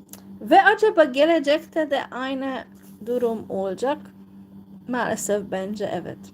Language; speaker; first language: Turkish; non-native, fluent; Hungarian